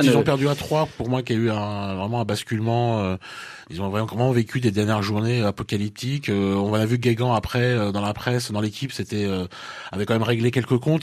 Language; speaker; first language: French; native; French